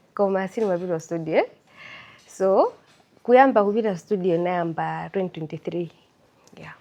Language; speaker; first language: Nyanja; non-native, local second language; Tumbuka